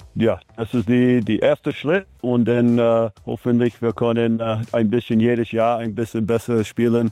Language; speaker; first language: German; non-native, learner; English